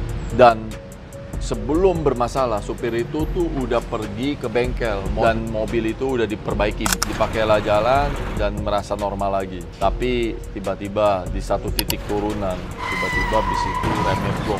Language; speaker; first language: Indonesian; native; Indonesian